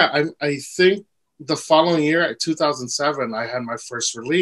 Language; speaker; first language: English; native; English